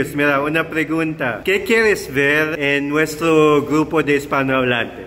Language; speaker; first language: Spanish; non-native, fluent; Filipino